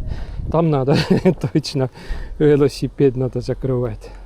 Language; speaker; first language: Russian; non-native, local second language; Estonian